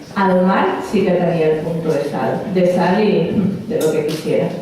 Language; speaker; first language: Spanish; non-native, local second language; Catalan